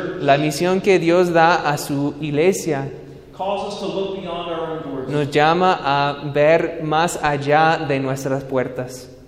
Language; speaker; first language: Spanish; non-native, learner; English